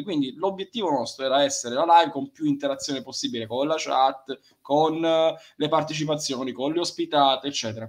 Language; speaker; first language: Italian; native; Italian